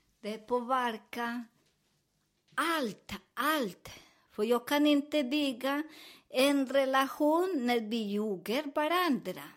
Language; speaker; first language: Swedish; non-native, fluent; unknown